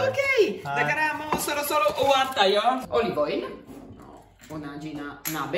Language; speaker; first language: Japanese; non-native, learner; Italian